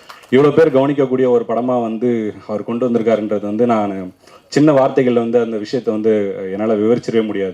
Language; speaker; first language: Tamil; native; Tamil